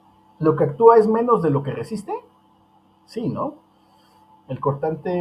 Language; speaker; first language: Spanish; native; Spanish